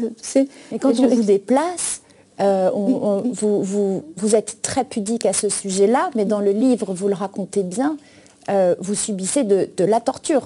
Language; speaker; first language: French; native; French